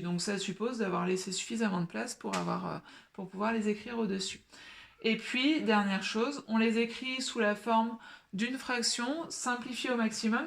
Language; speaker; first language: French; native; French